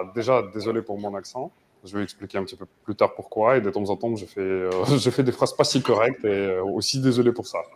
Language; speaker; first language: French; non-native, fluent; Russian